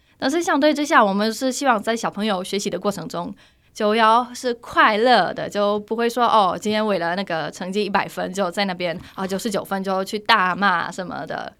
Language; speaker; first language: Chinese; non-native, fluent; Polish